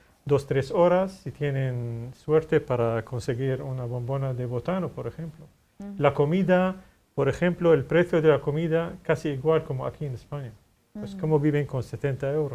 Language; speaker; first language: Spanish; non-native, fluent; Arabic